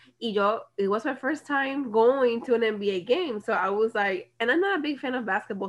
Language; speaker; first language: English; non-native, local second language; Spanish